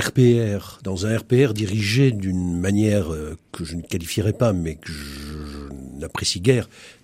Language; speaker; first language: French; native; French